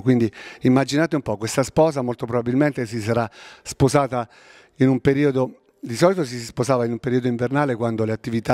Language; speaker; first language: Italian; native; Italian